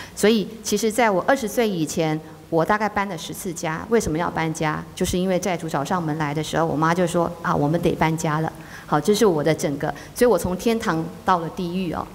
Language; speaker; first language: Chinese; native; Chinese